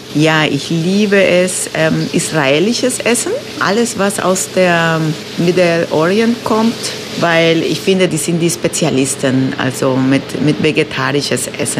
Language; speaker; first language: German; non-native, fluent; Spanish